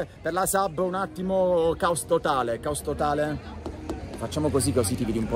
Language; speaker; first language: Italian; native; Italian